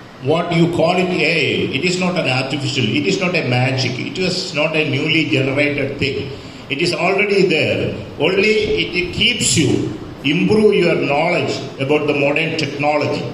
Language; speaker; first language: English; non-native, local second language; Malayalam